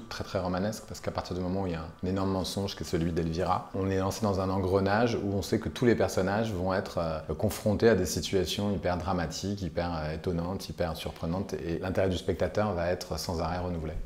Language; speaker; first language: French; native; French